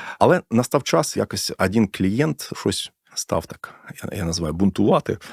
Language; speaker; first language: Ukrainian; non-native, local second language; Russian